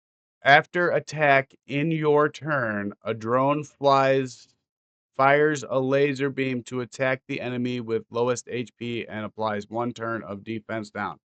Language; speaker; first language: English; native; English